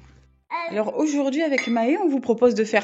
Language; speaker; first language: French; native; French